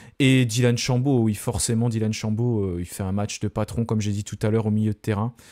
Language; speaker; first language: French; native; French